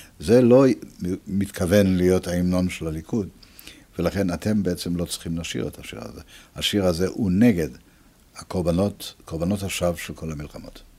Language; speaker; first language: Hebrew; early bilingual, other home language; Italian